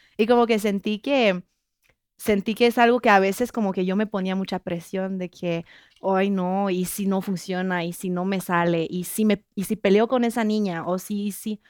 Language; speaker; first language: Spanish; non-native, fluent; French